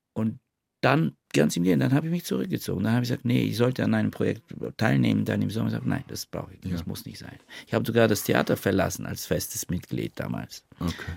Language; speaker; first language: German; non-native, fluent; Bulgarian